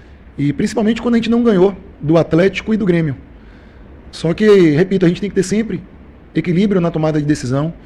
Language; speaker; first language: Portuguese; native; Portuguese